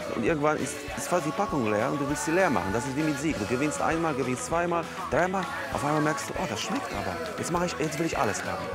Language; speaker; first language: German; non-native, fluent; Polish